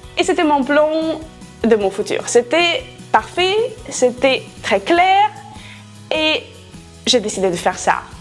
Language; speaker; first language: French; non-native, fluent; Russian